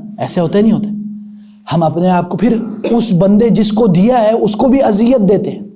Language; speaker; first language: Urdu; non-native, local second language; Punjabi